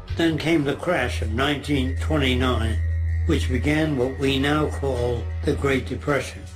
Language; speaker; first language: English; native; English